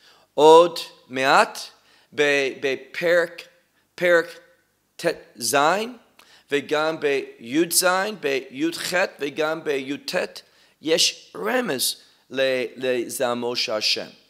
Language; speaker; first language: Hebrew; non-native, fluent; English